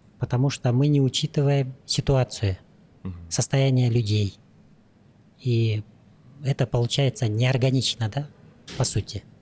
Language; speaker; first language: Russian; native; Russian